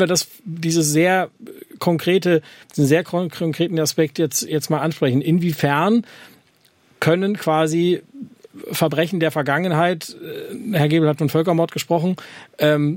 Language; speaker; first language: German; native; German